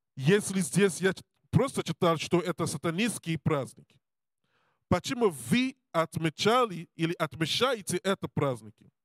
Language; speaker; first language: Russian; non-native, learner; Serbian